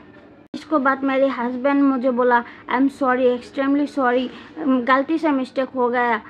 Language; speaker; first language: Hindi; non-native, learner; Bangla